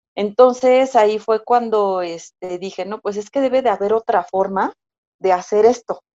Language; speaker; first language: Spanish; native; Spanish